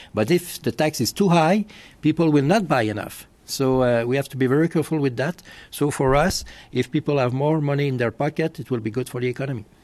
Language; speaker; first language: English; non-native, fluent; French